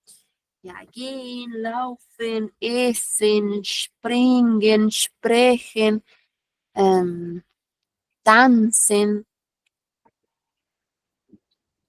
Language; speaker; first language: German; non-native, fluent; Spanish